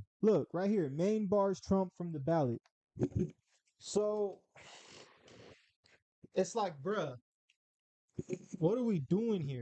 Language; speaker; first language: English; native; English